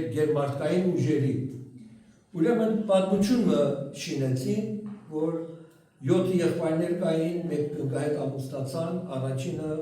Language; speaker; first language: Armenian; early bilingual, heritage; Armenian